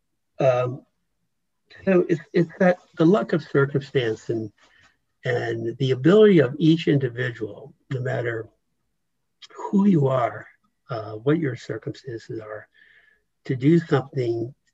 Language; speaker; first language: English; native; English